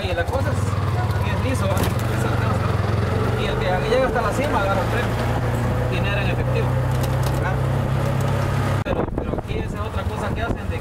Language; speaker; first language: Spanish; native; Spanish